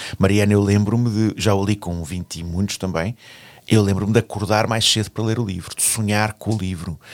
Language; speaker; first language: Portuguese; native; Portuguese